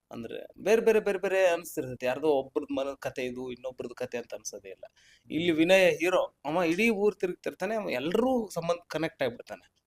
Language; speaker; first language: Kannada; native; Kannada